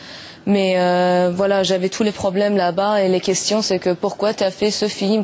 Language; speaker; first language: French; non-native, learner; Persian